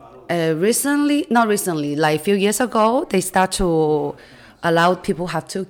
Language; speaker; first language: English; non-native, fluent; Chinese